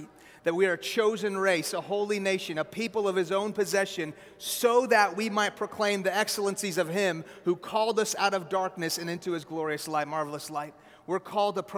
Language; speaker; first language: English; early bilingual, other home language; Persian